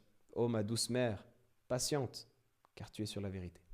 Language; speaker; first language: French; native; French